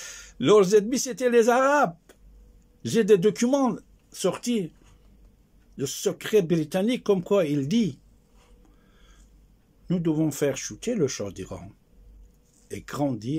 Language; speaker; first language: French; non-native, fluent; Persian